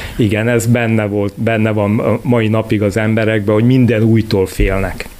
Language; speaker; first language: Hungarian; native; Hungarian